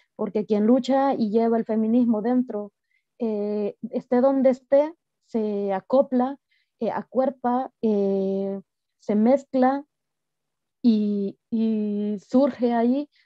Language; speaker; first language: Spanish; native; Spanish